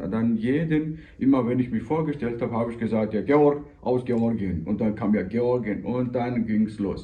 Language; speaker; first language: German; non-native, fluent; Georgian